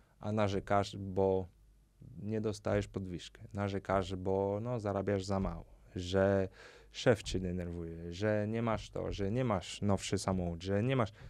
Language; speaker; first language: Polish; non-native, fluent; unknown